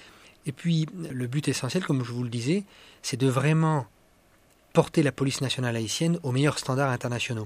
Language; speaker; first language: French; native; French